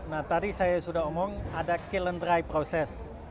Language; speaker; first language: Indonesian; non-native, fluent; Dutch